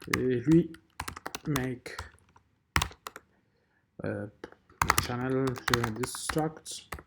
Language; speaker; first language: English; non-native, fluent; French